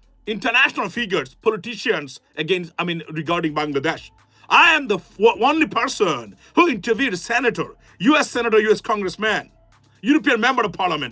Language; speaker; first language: English; non-native, local second language; Bangla